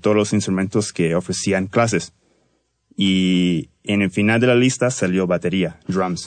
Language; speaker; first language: Spanish; early bilingual, heritage; Spanish